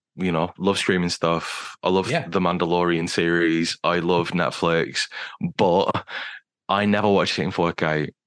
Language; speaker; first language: English; native; English